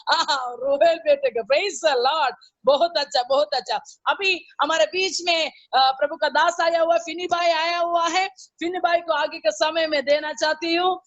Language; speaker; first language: Hindi; non-native, local second language; Malayalam